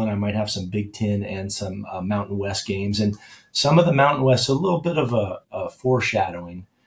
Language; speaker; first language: English; native; English